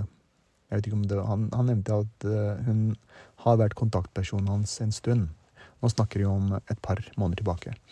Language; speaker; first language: Norwegian; early bilingual, other home language; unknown